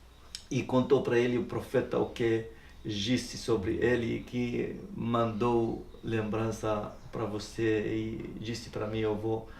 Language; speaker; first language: Portuguese; non-native, learner; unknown